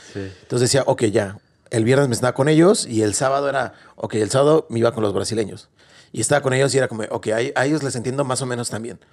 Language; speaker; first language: Spanish; native; Spanish